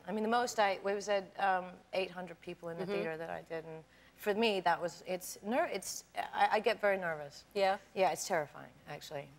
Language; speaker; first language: English; native; English